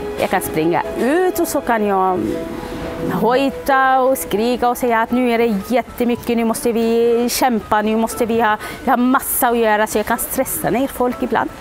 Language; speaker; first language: Swedish; non-native, fluent; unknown